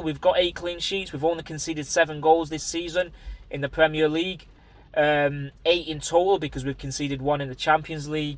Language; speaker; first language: English; native; English